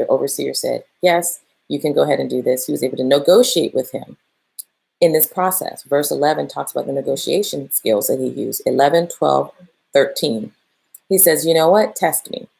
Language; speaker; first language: English; native; English